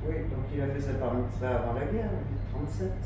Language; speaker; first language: French; native; French